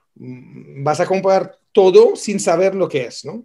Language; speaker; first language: Spanish; non-native, fluent; French